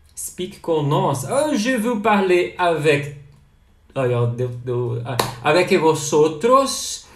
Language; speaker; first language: French; non-native, learner; Portuguese